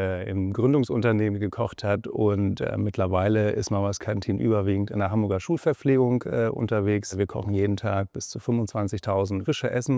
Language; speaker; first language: German; native; German